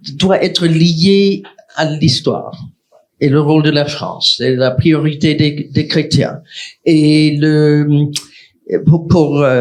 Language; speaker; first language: French; non-native, fluent; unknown